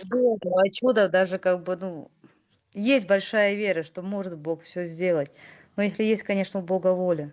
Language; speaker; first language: Russian; native; Russian